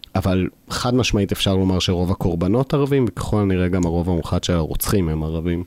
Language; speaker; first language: Hebrew; native; Hebrew